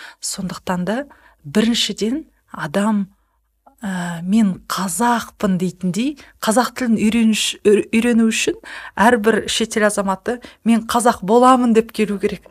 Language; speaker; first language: Kazakh; native; Kazakh